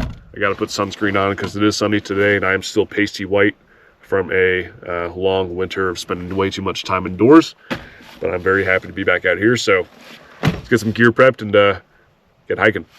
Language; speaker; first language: English; native; English